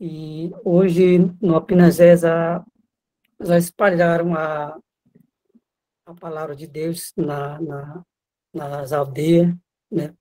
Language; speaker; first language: Portuguese; non-native, local second language; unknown